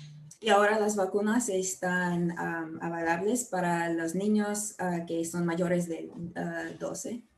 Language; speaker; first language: Spanish; non-native, learner; English